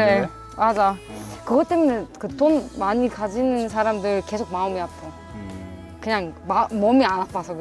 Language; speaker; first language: Korean; non-native, learner; Greek